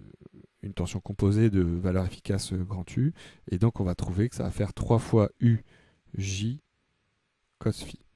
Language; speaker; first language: French; native; French